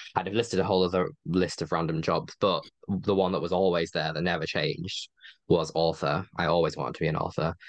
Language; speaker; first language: English; native; English